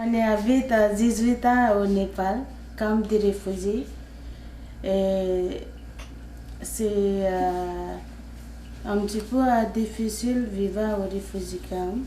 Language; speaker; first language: French; non-native, learner; Nepali